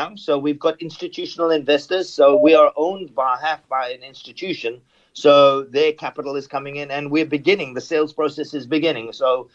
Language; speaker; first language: English; native; English